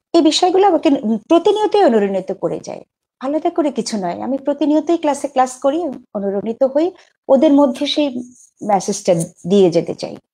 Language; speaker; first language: Bangla; native; Bangla